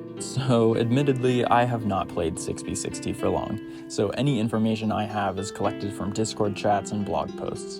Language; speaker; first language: English; native; English